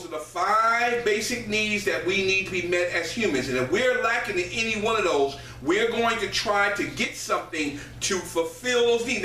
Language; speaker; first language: English; native; English